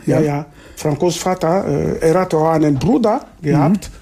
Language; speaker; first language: German; non-native, fluent; Lingala